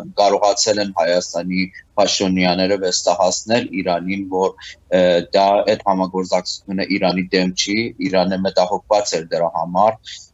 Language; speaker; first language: Armenian; early bilingual, heritage; Armenian